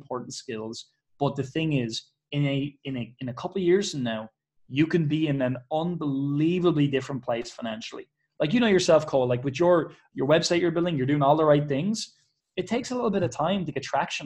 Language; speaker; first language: English; native; English